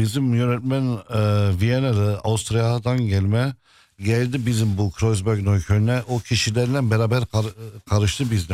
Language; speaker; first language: Turkish; non-native, fluent; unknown